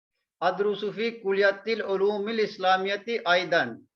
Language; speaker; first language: Arabic; non-native, fluent; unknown